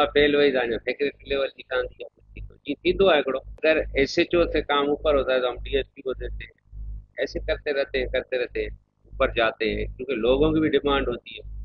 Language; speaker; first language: Urdu; non-native, local second language; Sindhi